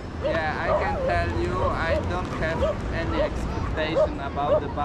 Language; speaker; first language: English; non-native, learner; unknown